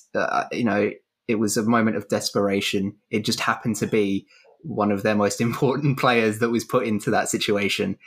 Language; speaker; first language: English; native; English